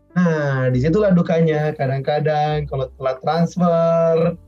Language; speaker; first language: Indonesian; non-native, local second language; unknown